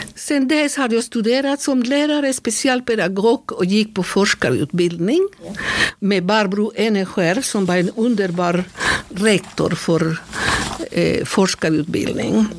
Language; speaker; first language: Swedish; non-native, fluent; Spanish